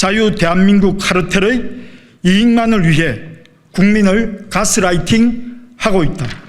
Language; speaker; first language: Korean; native; Korean